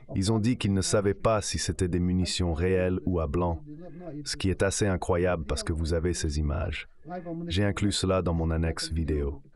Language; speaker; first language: French; non-native, fluent; Ukrainian